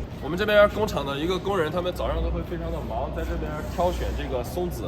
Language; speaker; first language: Chinese; native; Chinese